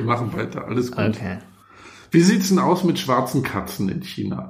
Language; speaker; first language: German; native; German